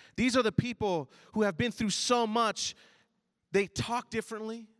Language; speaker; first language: English; early bilingual, other home language; Chinese